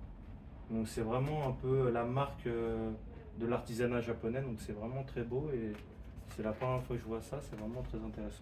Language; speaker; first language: French; native; French